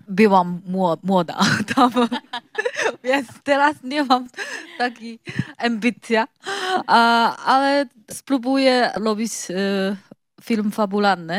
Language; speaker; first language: Polish; non-native, learner; Chinese